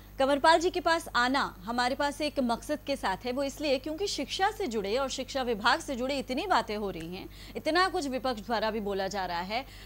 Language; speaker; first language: Hindi; native; Hindi